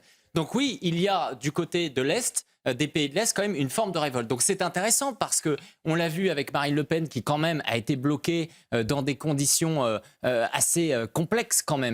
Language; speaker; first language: French; native; French